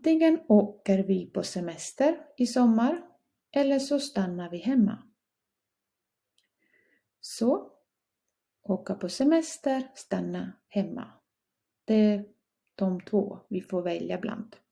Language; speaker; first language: Swedish; non-native, fluent; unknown